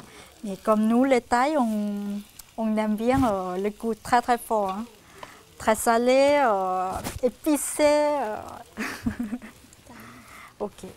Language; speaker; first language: French; non-native, fluent; Thai